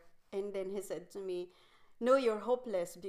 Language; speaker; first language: English; non-native, local second language; Filipino